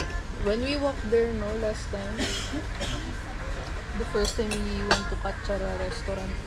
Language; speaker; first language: English; non-native, local second language; Filipino